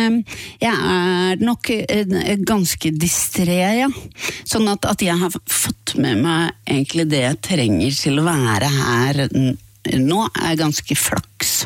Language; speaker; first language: Norwegian; native; Norwegian